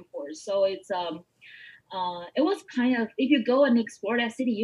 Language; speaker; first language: English; non-native, fluent; Chinese